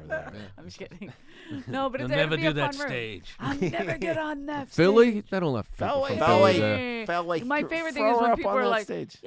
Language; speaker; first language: English; native; English